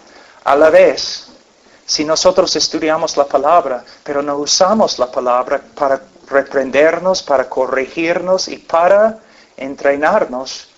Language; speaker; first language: Spanish; non-native, fluent; English